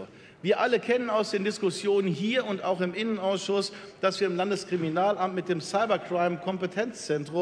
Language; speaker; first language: German; native; German